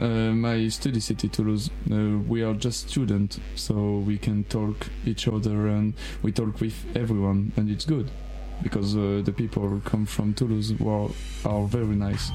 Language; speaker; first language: English; non-native, learner; French